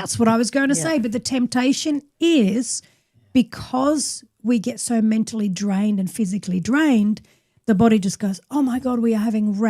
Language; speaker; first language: English; native; English